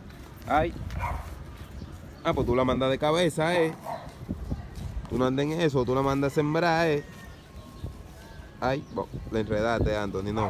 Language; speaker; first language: Spanish; native; Spanish